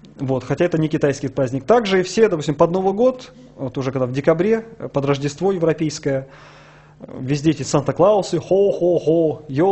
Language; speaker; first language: Russian; native; Russian